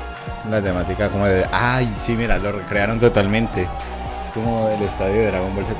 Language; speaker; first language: Spanish; native; Spanish